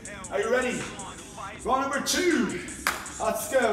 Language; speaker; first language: English; non-native, fluent; Portuguese